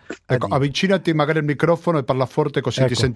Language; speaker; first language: Italian; non-native, fluent; Spanish